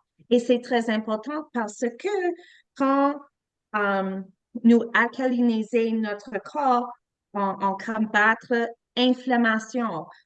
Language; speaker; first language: French; non-native, learner; English